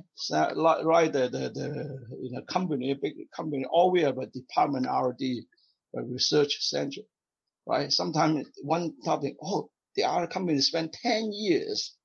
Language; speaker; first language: English; non-native, fluent; Vietnamese